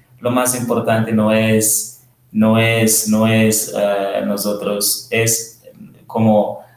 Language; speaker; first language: Spanish; non-native, learner; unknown